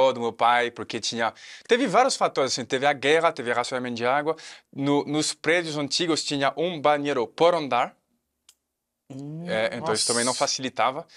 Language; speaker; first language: Portuguese; non-native, fluent; French